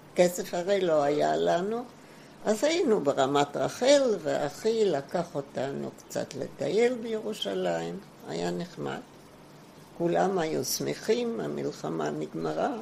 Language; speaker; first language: Hebrew; non-native, fluent; German